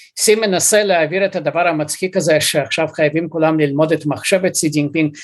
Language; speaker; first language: Hebrew; early bilingual, other home language; Russian